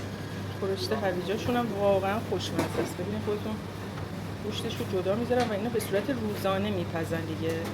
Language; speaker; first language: Persian; native; Persian